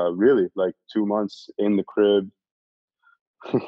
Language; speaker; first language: English; native; English